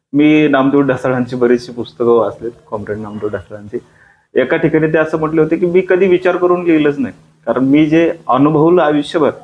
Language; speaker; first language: Marathi; native; Marathi